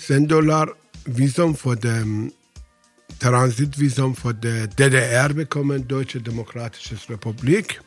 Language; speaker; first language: German; non-native, fluent; Persian